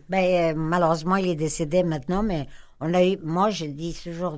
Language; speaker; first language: French; non-native, fluent; Persian